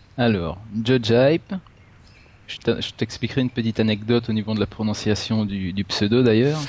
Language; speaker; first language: French; native; French